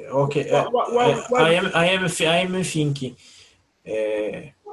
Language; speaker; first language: English; non-native, learner; Portuguese